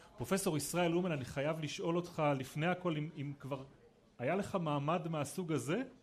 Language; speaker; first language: Hebrew; native; Hebrew